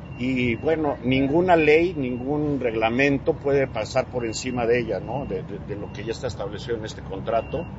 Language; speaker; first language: Spanish; native; Spanish